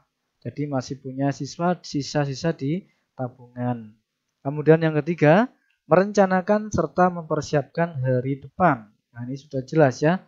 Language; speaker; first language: Indonesian; native; Indonesian